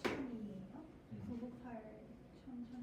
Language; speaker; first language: Korean; native; Korean